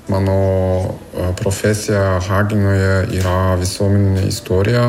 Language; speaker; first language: Lithuanian; non-native, learner; German